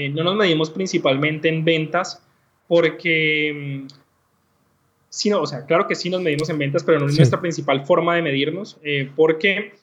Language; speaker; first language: Spanish; native; Spanish